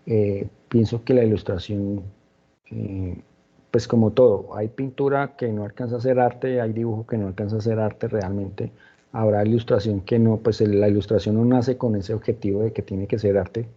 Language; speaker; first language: Spanish; native; Spanish